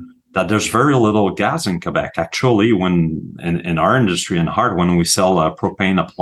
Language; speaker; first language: English; non-native, fluent; French